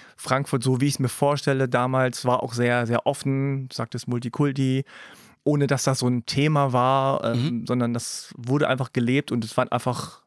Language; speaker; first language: German; early bilingual, other home language; Korean